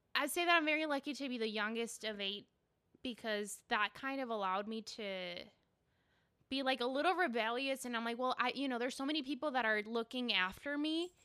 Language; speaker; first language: English; early bilingual, other home language; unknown